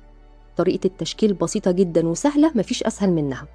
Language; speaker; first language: Arabic; native; Arabic